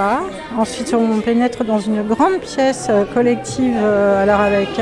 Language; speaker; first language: French; native; French